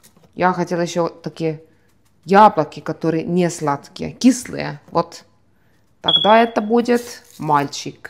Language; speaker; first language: Russian; non-native, fluent; Estonian